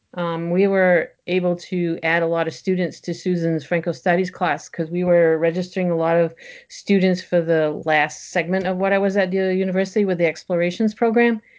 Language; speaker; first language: English; early bilingual, other home language; French